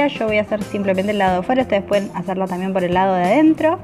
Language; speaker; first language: Spanish; native; Spanish